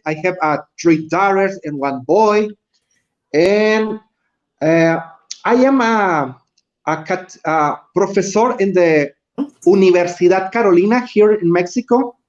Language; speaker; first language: English; non-native, learner; Spanish